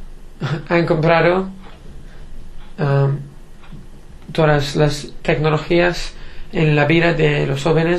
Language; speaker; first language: Spanish; non-native, learner; English